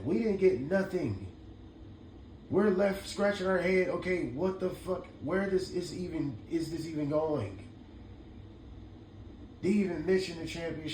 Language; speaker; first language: English; native; English